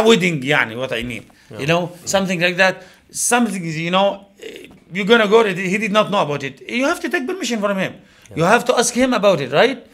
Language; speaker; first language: English; non-native, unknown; Arabic